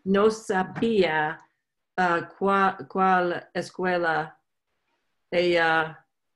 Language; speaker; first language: Spanish; non-native, learner; English